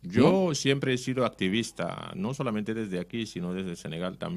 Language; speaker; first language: Spanish; non-native, fluent; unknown